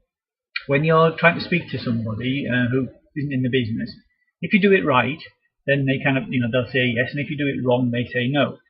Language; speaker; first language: English; native; English